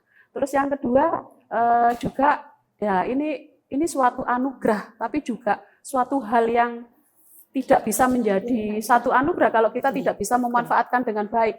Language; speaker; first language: Indonesian; native; Indonesian